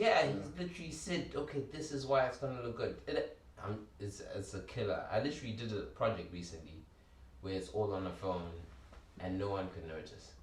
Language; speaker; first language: English; early bilingual, other home language; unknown